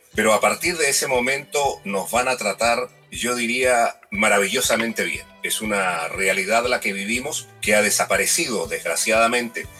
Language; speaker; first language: Spanish; native; Spanish